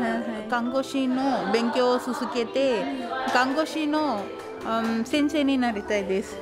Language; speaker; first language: Japanese; non-native, learner; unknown